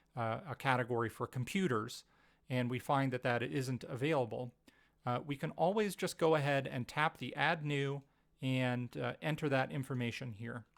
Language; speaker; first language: English; native; English